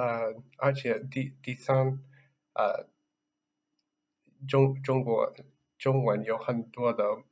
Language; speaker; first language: Chinese; non-native, learner; English